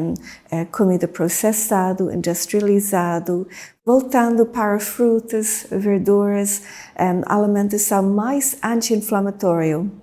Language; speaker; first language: Portuguese; non-native, fluent; English